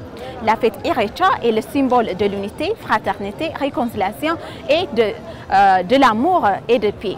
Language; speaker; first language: French; non-native, fluent; Amharic